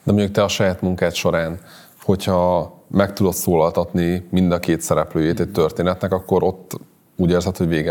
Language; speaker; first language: Hungarian; native; Hungarian